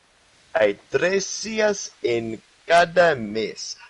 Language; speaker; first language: Spanish; non-native, learner; English